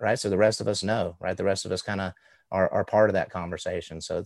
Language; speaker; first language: English; native; English